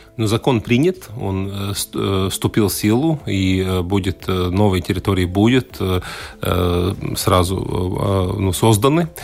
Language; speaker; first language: Russian; non-native, local second language; Latvian